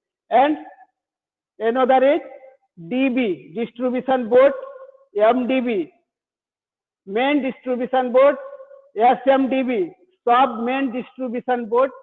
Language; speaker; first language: English; non-native, learner; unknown